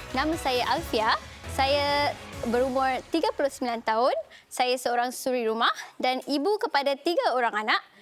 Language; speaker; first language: Malay; native; Malay